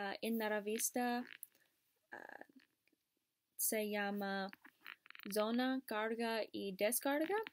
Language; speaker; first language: Spanish; non-native, learner; English